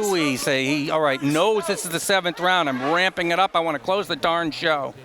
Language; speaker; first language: English; native; English